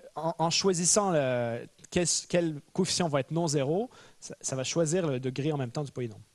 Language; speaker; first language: French; native; French